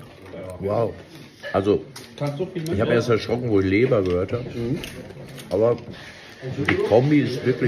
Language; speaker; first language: German; native; German